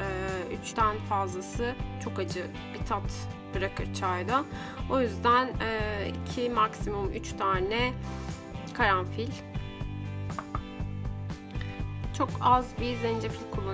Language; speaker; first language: Turkish; native; Turkish